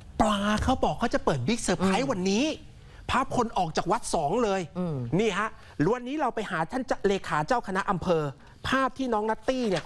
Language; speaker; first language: Thai; native; Thai